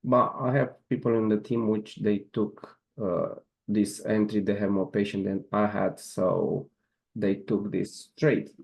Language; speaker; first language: English; non-native, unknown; Romanian